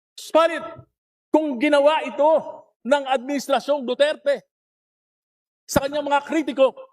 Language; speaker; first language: Filipino; native; Filipino